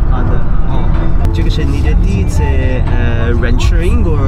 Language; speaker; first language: Chinese; non-native, learner; English